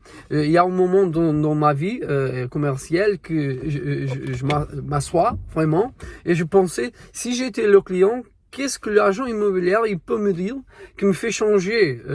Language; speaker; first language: French; non-native, learner; Portuguese